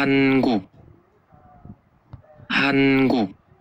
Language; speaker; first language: Korean; non-native, learner; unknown